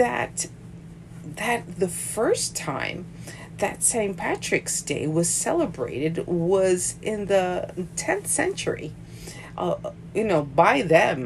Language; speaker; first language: English; native; English